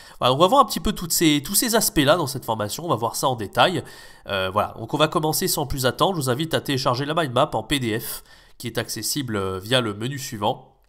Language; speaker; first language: French; native; French